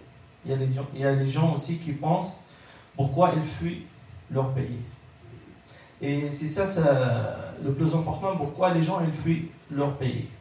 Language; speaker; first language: French; non-native, learner; Arabic